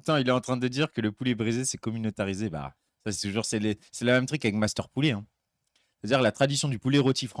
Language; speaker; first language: French; native; French